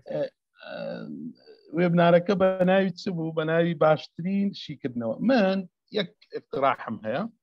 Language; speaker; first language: Central Kurdish; native; Central Kurdish